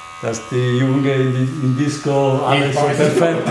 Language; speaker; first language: German; non-native, learner; Italian